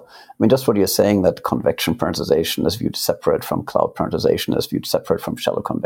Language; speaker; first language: English; non-native, fluent; Finnish